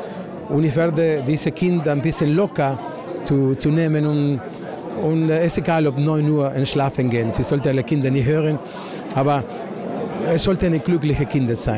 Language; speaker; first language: German; non-native, fluent; Spanish